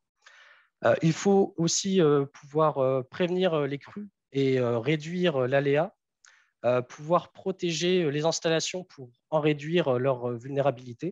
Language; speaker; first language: French; native; French